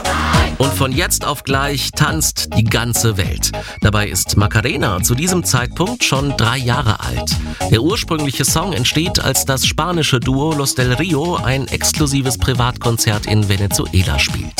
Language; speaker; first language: German; native; German